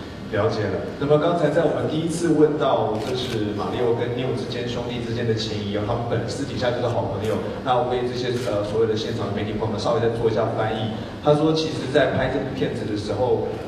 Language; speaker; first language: Chinese; native; Chinese